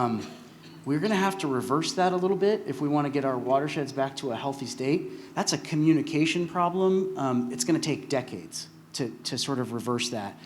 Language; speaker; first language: English; native; English